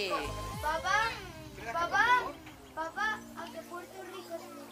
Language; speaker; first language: Spanish; early bilingual, other home language; Filipino